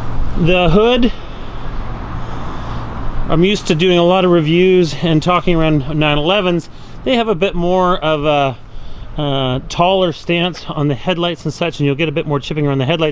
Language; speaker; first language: English; native; English